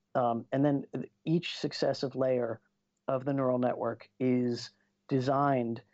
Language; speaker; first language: English; native; English